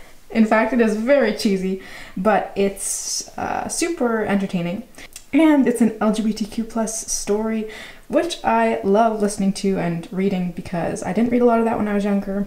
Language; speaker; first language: English; native; English